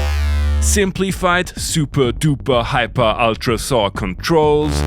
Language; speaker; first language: English; non-native, fluent; German